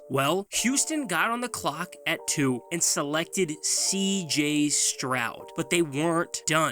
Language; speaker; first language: English; native; English